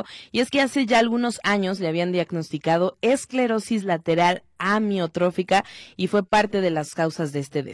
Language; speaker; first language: Spanish; native; Spanish